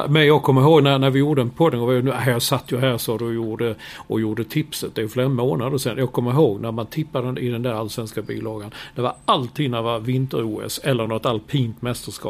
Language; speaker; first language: Swedish; native; Swedish